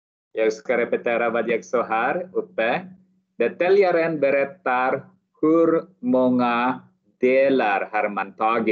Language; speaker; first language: Swedish; non-native, learner; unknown